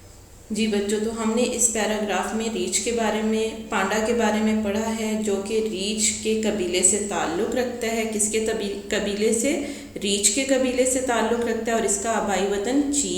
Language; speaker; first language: Urdu; native; Urdu